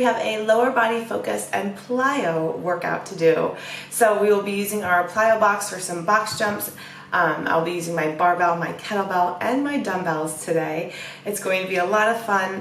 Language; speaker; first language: English; native; English